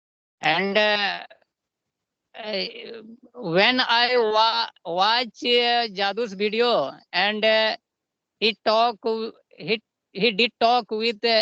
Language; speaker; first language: English; non-native, learner; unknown